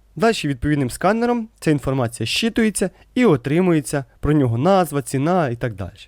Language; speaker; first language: Ukrainian; native; Ukrainian